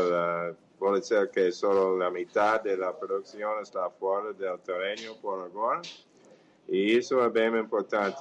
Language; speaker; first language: Portuguese; non-native, fluent; English